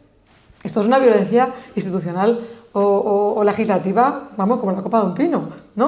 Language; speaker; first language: Spanish; native; Spanish